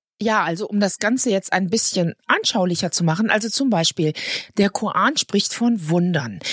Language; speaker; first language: German; native; German